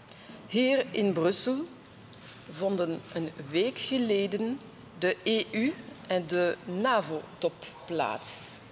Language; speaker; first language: Dutch; non-native, local second language; French